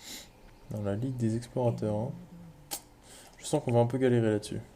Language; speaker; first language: French; native; French